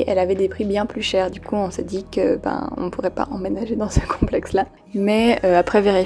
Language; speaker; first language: French; native; French